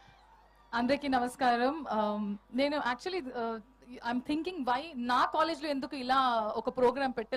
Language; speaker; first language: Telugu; non-native, learner; Kannada